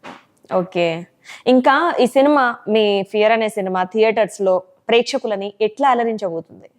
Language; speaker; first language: Telugu; native; Telugu